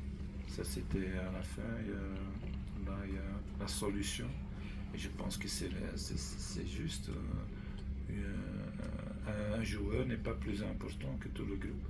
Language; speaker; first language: French; non-native, fluent; Dutch